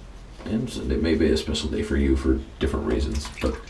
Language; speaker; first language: English; native; English